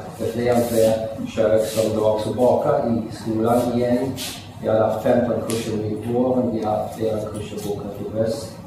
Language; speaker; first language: Swedish; non-native, fluent; German